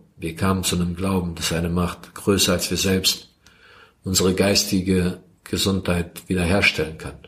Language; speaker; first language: German; early bilingual, other home language; Croatian